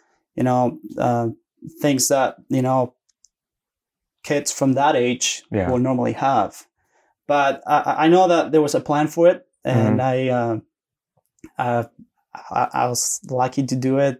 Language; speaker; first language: English; non-native, fluent; Spanish